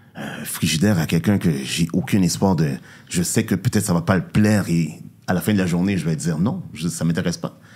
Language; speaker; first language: French; native; French